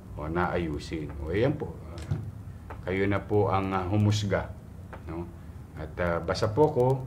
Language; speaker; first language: Filipino; native; Filipino